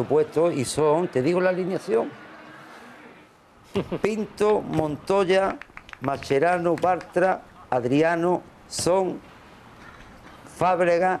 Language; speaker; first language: Spanish; native; Spanish